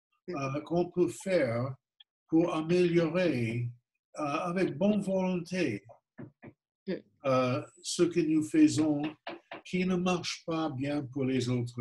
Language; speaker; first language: French; non-native, fluent; English